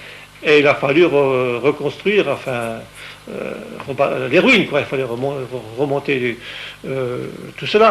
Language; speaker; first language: French; native; French